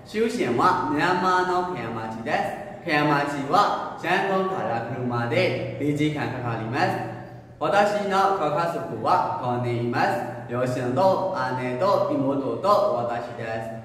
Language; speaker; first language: Japanese; non-native, learner; Burmese